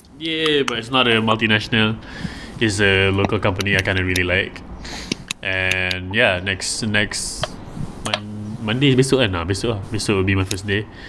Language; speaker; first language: English; non-native, local second language; Malay